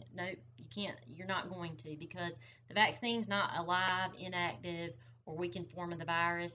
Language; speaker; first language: English; native; English